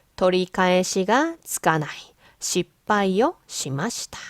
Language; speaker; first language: Japanese; non-native, fluent; Korean